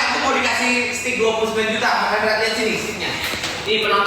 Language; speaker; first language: Indonesian; native; Indonesian